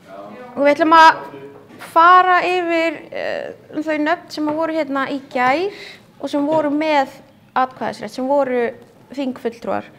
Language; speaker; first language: Icelandic; native; Icelandic